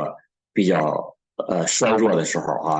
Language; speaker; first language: Chinese; native; Chinese